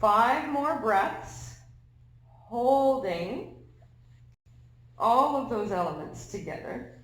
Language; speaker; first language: English; native; English